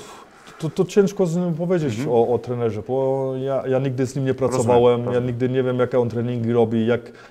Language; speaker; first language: Polish; early bilingual, heritage; Polish